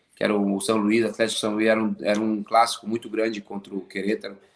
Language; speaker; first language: Portuguese; native; Portuguese